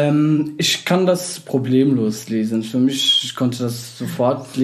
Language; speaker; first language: German; non-native, fluent; Arabic